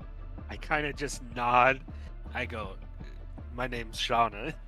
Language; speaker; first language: English; native; English